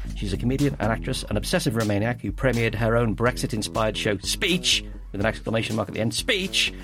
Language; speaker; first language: English; native; English